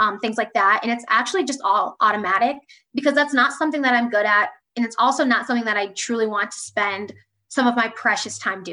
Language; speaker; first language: English; native; English